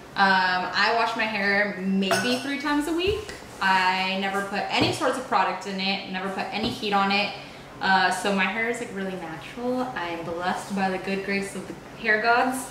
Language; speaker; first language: English; early bilingual, other home language; Spanish